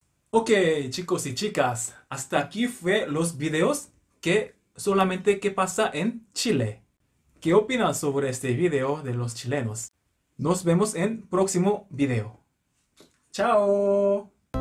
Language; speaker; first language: Spanish; non-native, learner; Korean